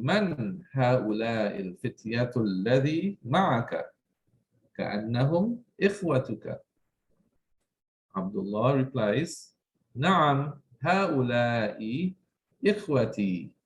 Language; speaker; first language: Arabic; non-native, fluent; English